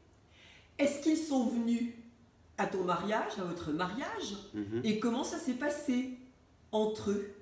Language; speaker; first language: French; native; French